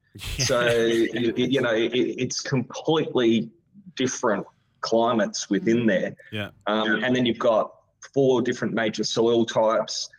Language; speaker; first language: English; native; English